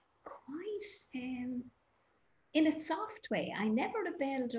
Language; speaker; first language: English; native; English